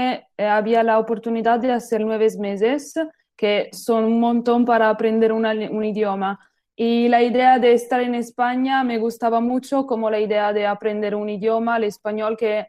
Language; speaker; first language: Spanish; non-native, learner; Italian